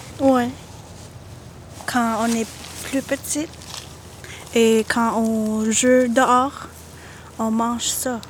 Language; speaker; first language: French; non-native, local second language; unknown